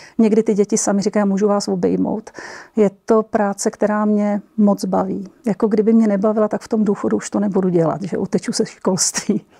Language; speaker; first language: Czech; native; Czech